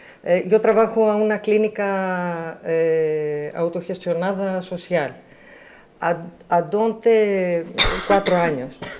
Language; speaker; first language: Spanish; non-native, learner; Greek